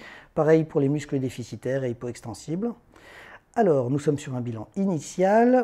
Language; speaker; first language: French; native; French